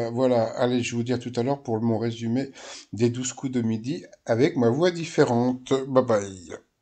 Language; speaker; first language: French; native; French